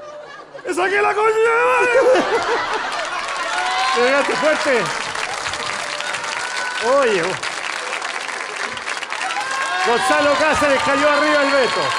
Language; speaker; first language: Spanish; native; Spanish